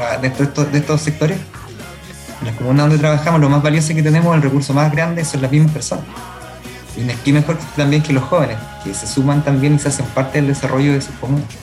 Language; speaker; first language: Spanish; native; Spanish